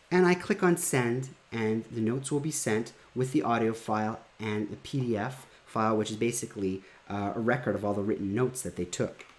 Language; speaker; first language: English; native; English